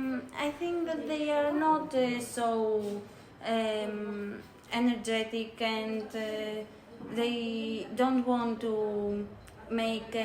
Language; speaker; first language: English; non-native, learner; Greek